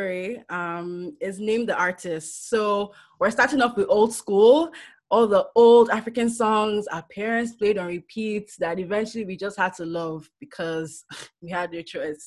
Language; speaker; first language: English; non-native, local second language; Yoruba